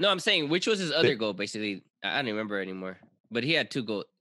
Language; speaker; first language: English; early bilingual, other home language; Spanish